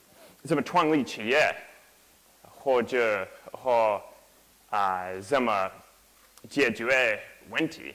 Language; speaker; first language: Chinese; non-native, learner; English